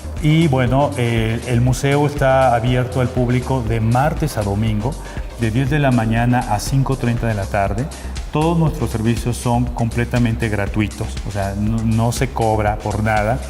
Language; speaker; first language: Spanish; native; Spanish